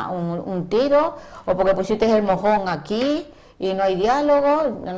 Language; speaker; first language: Spanish; native; Spanish